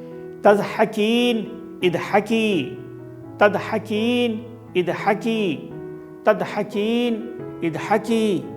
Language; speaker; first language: Arabic; non-native, fluent; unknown